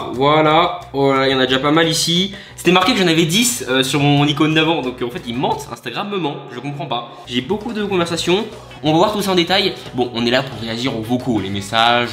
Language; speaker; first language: French; native; French